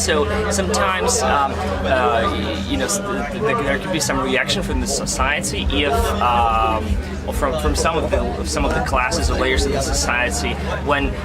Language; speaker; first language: English; non-native, fluent; Russian